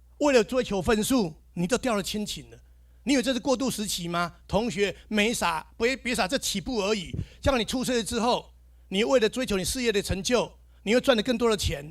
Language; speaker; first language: Chinese; native; Chinese